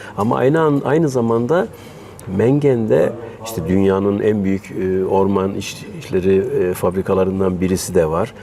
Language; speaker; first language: Turkish; native; Turkish